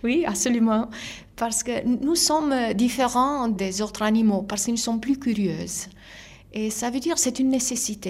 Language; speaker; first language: French; non-native, fluent; Italian